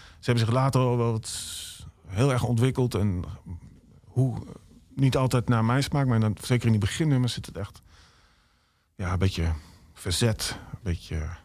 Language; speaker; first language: Dutch; native; Dutch